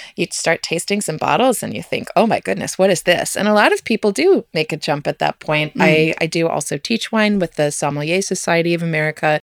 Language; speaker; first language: English; native; English